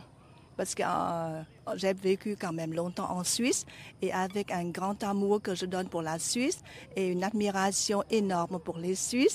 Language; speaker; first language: French; non-native, fluent; Vietnamese